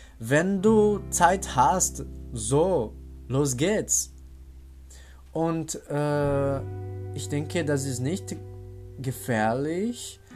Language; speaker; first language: German; non-native, learner; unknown